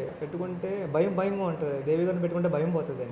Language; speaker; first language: Telugu; native; Telugu